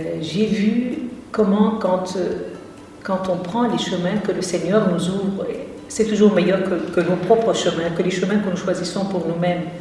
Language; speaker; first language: French; non-native, local second language; Arabic